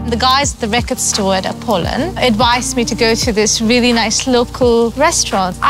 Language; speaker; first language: English; native; English